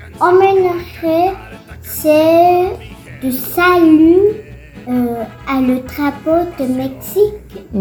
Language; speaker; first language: French; non-native, learner; Spanish